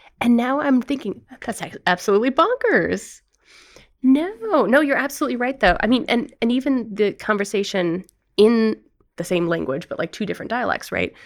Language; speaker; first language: English; native; English